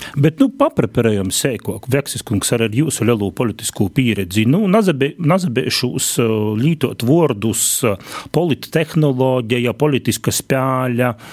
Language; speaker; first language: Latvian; native; Latvian